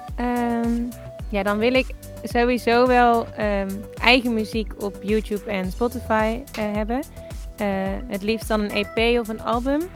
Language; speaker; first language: Dutch; native; Dutch